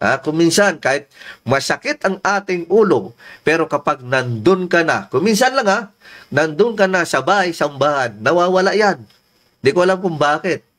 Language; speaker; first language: Filipino; non-native, local second language; Iloko